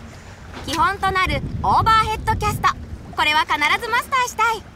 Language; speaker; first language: Japanese; native; Japanese